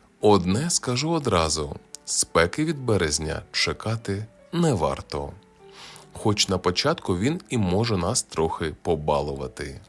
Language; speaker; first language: Ukrainian; native; Ukrainian